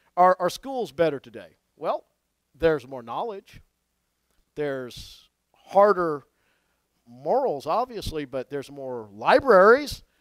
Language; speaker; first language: English; native; English